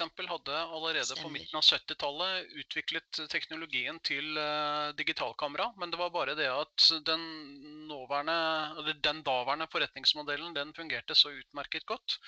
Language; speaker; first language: Norwegian; native; Norwegian